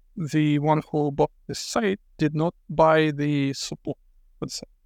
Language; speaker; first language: English; non-native, fluent; Lithuanian